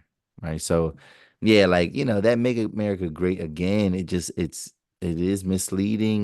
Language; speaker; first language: English; native; English